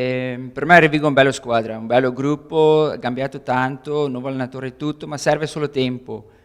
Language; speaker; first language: Italian; non-native, learner; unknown